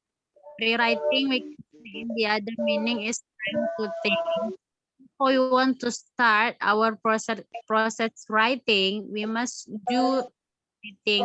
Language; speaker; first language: English; non-native, learner; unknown